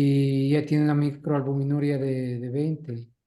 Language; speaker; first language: Spanish; native; Spanish